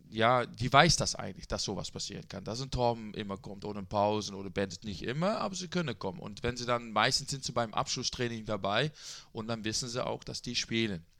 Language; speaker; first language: German; non-native, fluent; Dutch